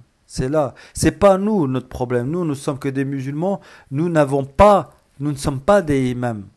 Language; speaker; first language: French; native; French